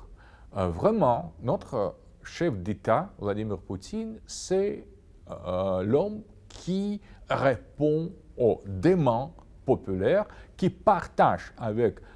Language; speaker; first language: French; non-native, fluent; Russian